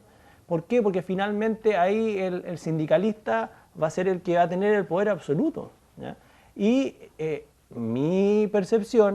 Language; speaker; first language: Spanish; native; Spanish